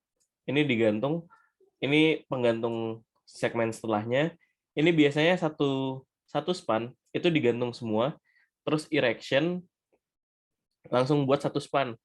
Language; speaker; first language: Indonesian; native; Indonesian